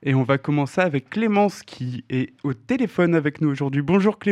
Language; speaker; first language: French; native; French